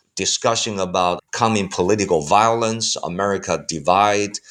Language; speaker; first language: English; non-native, fluent; Chinese